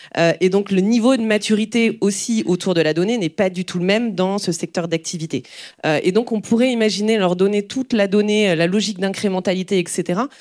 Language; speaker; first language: French; native; French